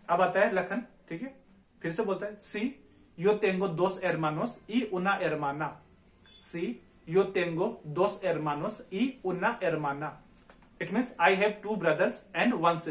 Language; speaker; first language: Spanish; non-native, fluent; Hindi